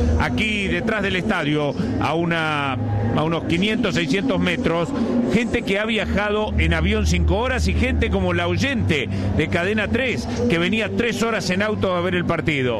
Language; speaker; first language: Spanish; native; Spanish